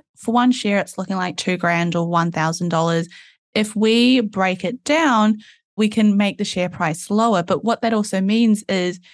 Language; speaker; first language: English; native; English